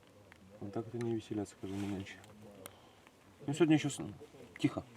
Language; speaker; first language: Russian; native; Russian